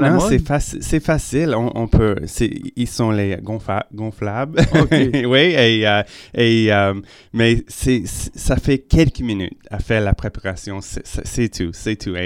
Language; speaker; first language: French; non-native, local second language; English